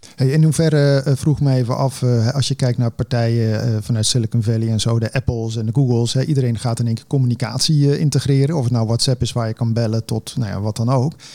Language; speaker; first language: Dutch; native; Dutch